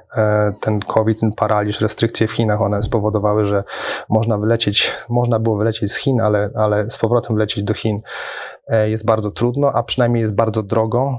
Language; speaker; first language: Polish; native; Polish